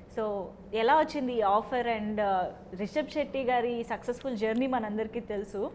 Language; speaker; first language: Telugu; native; Telugu